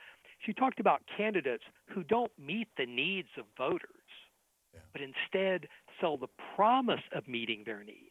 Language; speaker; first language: English; native; English